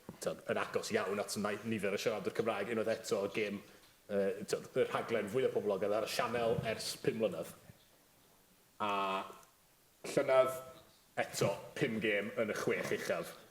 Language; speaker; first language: Welsh; native; Welsh